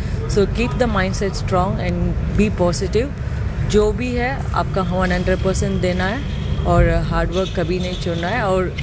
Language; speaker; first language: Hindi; non-native, local second language; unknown